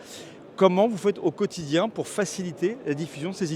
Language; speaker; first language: French; native; French